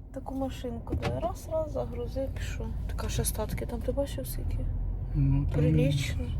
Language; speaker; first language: Ukrainian; non-native, local second language; Russian